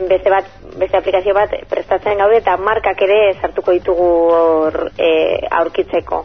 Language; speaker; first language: Basque; non-native, local second language; Spanish